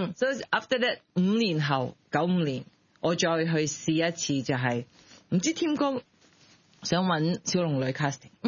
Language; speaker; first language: Cantonese; non-native, fluent; Chinese